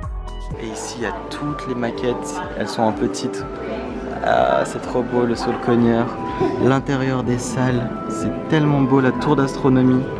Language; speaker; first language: French; native; French